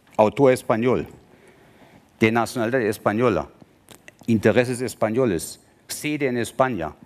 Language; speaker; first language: Spanish; non-native, fluent; German